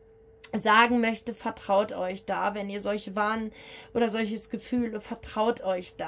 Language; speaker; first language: German; native; German